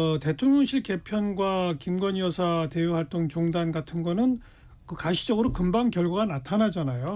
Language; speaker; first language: Korean; native; Korean